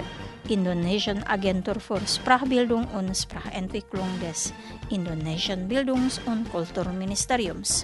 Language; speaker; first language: German; non-native, fluent; Indonesian